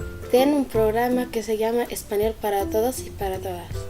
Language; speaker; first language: Spanish; non-native, learner; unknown